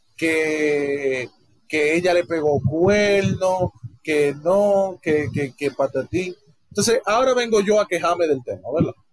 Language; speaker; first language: Spanish; native; Spanish